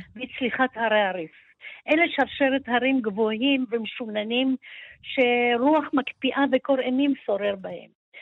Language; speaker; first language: Hebrew; early bilingual, other home language; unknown